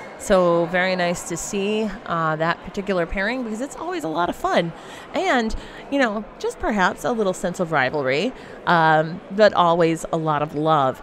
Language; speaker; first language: English; native; English